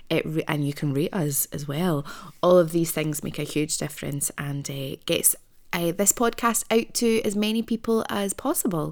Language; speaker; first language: English; native; English